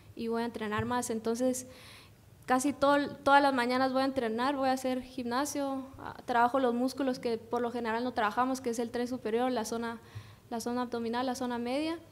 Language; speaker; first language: Spanish; native; Spanish